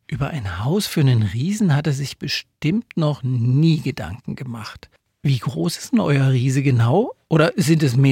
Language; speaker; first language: German; native; German